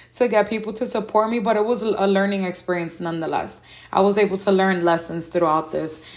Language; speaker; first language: English; native; English